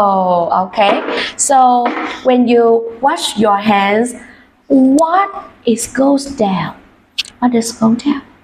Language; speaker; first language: English; non-native, fluent; Vietnamese